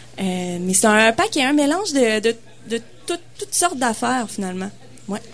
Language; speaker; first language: French; native; French